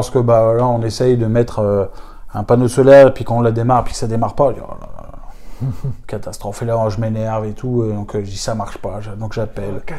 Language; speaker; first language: French; native; French